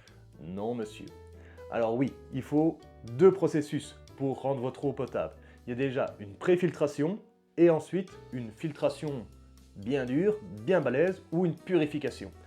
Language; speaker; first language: French; native; French